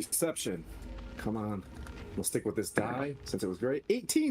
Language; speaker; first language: English; native; English